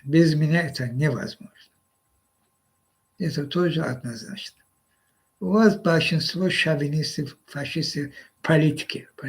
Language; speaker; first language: Russian; non-native, local second language; Azerbaijani